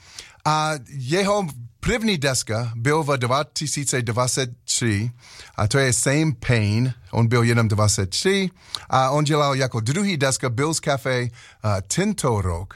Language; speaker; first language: Czech; non-native, learner; English